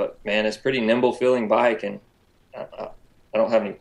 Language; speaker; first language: English; native; English